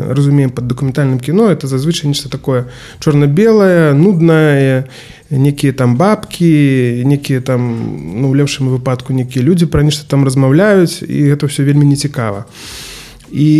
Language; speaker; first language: Belarusian; native; Belarusian